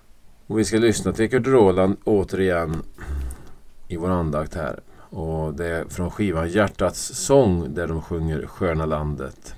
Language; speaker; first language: Swedish; native; Swedish